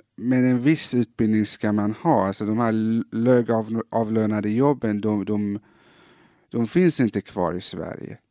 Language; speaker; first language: Swedish; early bilingual, other home language; Persian